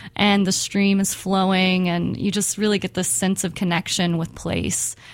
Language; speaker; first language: English; native; English